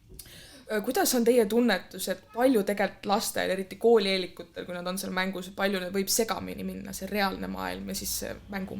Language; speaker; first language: Estonian; native; Estonian